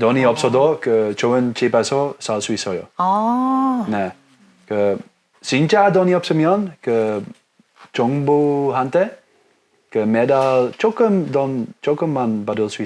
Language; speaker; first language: Korean; non-native, learner; Dutch